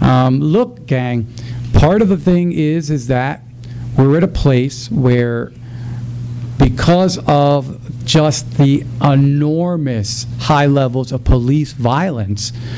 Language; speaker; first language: English; early bilingual, other home language; Spanish